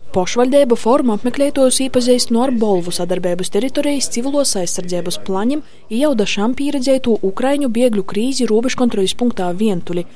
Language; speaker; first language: Latvian; native; Latvian